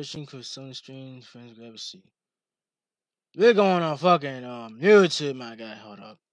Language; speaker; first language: English; native; English